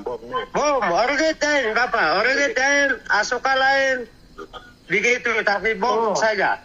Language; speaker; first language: Indonesian; non-native, local second language; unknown